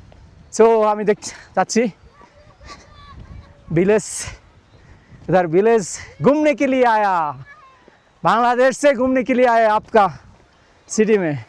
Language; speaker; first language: Hindi; non-native, learner; Bangla